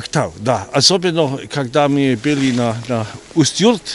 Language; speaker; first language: Russian; non-native, learner; German